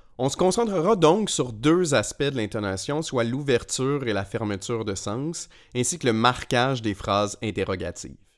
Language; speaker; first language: French; native; French